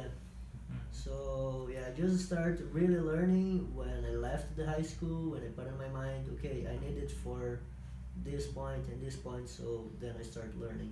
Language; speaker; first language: English; non-native, fluent; Portuguese